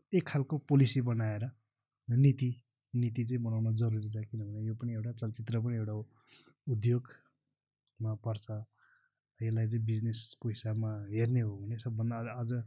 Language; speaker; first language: Nepali; non-native, local second language; Eastern Tamang